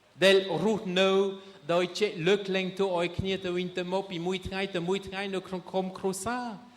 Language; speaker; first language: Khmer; non-native, fluent; French